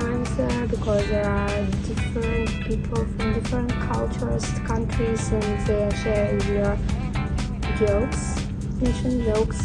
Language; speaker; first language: English; non-native, learner; Russian